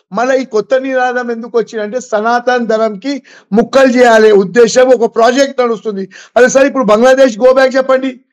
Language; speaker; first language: Telugu; non-native, local second language; Gujarati